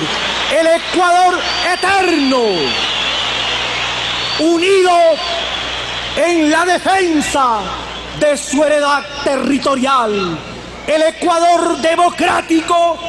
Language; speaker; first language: Spanish; native; Spanish